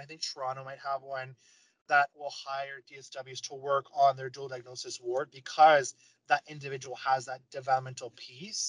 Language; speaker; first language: English; native; English